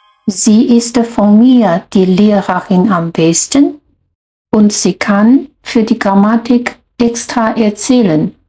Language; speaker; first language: German; non-native, fluent; Chinese